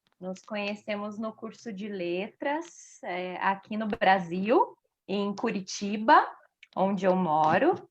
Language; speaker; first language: Portuguese; native; Portuguese